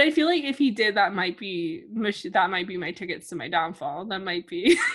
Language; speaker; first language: English; native; English